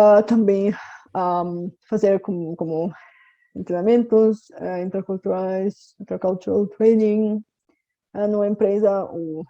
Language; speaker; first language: Portuguese; non-native, fluent; Bulgarian